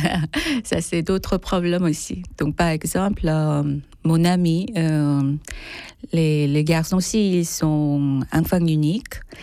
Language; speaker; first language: French; non-native, fluent; Korean